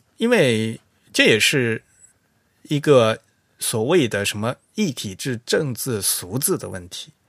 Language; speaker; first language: Chinese; native; Chinese